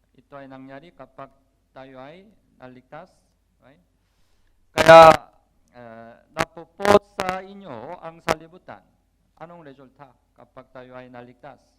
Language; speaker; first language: Filipino; non-native, learner; Korean